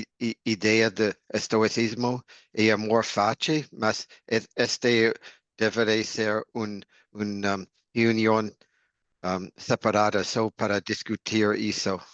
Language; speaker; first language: Portuguese; non-native, learner; English